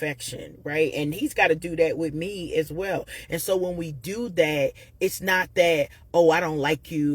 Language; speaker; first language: English; native; English